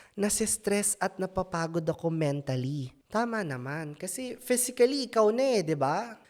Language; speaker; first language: Filipino; native; Filipino